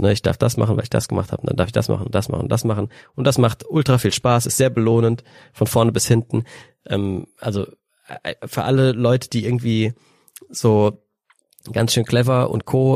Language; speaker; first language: German; native; German